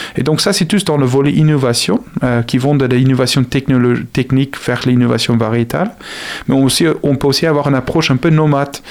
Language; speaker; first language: French; non-native, fluent; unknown